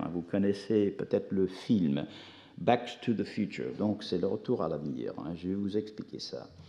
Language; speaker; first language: French; non-native, fluent; English